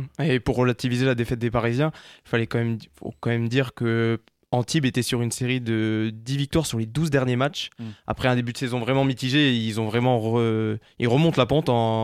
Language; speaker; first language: French; native; French